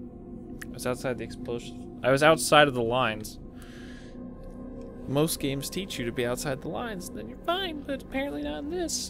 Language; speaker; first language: English; native; English